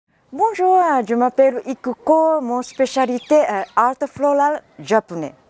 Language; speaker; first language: French; non-native, learner; Japanese